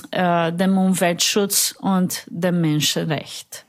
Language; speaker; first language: German; non-native, fluent; Portuguese